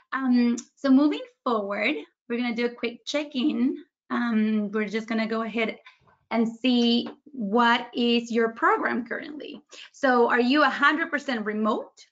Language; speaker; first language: English; early bilingual, other home language; Spanish